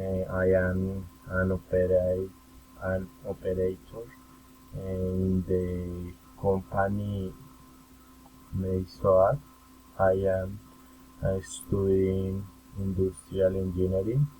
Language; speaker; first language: English; non-native, learner; Spanish